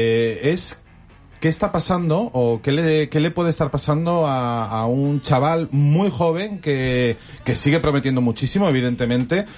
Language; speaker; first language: Spanish; native; Spanish